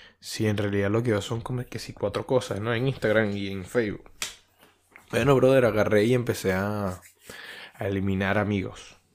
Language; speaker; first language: Spanish; native; Spanish